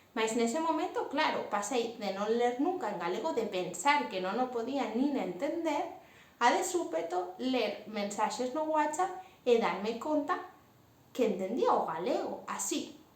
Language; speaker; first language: Galician; non-native, local second language; Spanish